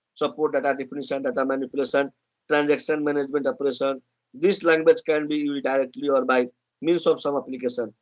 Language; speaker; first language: English; non-native, local second language; Nepali